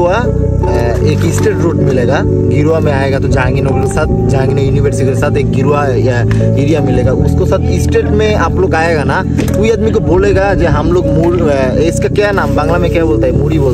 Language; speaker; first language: Hindi; non-native, learner; Bangla